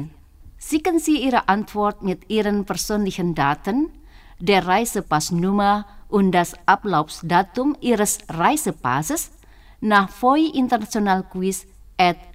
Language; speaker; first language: German; non-native, fluent; Indonesian